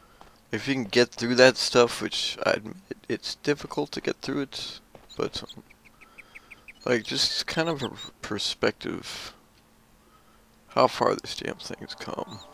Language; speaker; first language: English; native; English